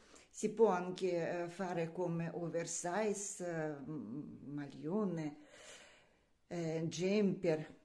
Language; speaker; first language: Italian; non-native, learner; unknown